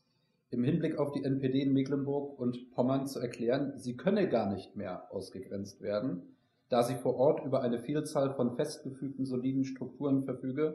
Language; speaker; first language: German; native; German